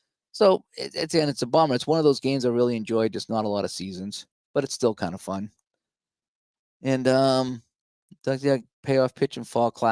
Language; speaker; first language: English; native; English